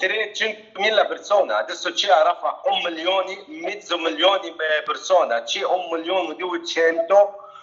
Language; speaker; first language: Italian; non-native, learner; Arabic